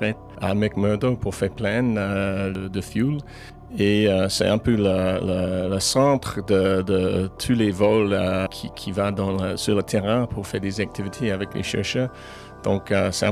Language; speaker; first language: French; non-native, fluent; English